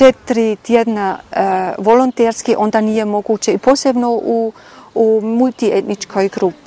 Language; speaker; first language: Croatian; non-native, fluent; German